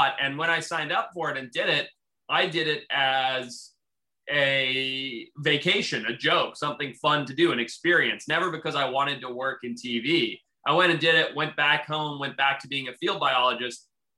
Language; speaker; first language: English; native; English